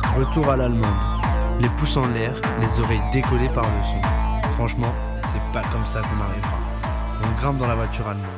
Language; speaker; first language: French; native; French